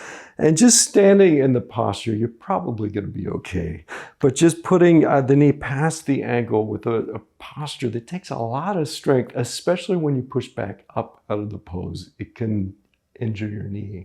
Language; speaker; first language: English; native; English